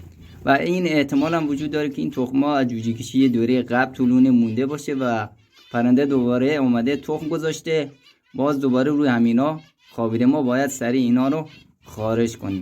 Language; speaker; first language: Persian; native; Persian